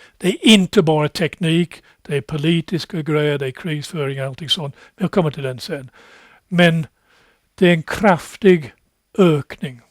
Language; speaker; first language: Swedish; non-native, fluent; English